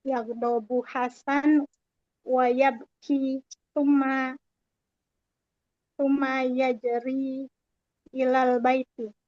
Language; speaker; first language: Arabic; non-native, learner; Indonesian